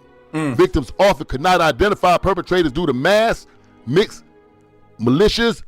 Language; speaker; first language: English; native; English